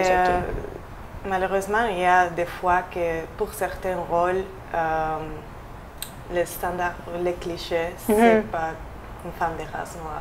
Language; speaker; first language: French; non-native, fluent; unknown